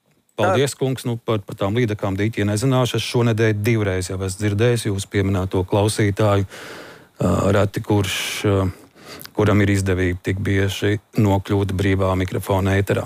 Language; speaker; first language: Latvian; native; Latvian